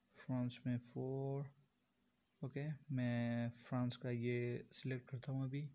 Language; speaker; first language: Hindi; non-native, local second language; Bangla